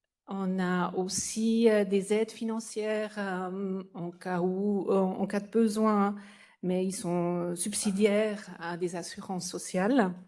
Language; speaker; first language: French; non-native, fluent; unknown